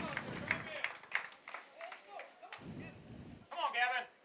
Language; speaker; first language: English; native; English